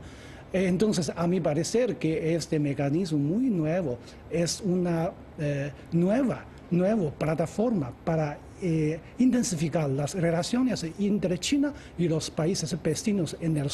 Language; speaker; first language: Spanish; non-native, fluent; Chinese